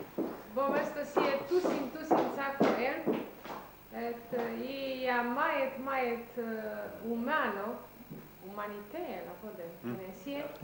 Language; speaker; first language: Danish; non-native, learner; Romanian